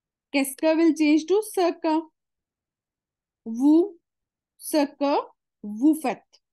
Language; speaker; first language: French; non-native, fluent; Hindi